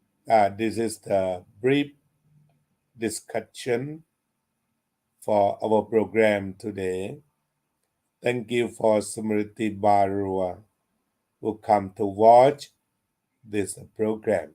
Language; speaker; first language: English; non-native, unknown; Thai